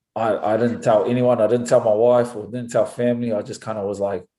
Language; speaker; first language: English; native; English